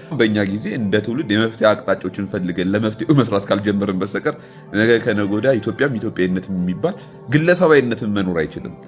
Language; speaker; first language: Amharic; native; Amharic